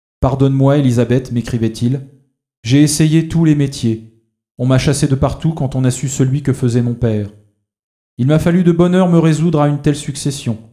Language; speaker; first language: French; native; French